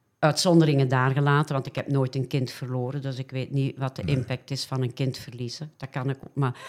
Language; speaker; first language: Dutch; native; Dutch